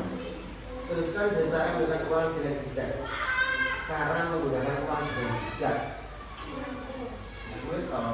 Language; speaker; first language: Indonesian; native; Indonesian